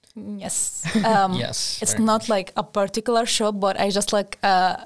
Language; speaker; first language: English; non-native, fluent; Arabic